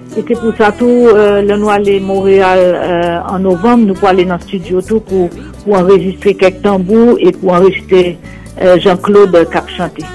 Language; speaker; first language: French; non-native, local second language; Haitian Creole